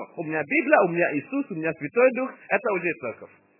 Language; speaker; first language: Russian; non-native, fluent; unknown